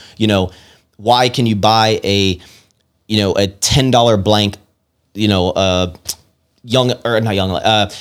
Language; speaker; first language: English; native; English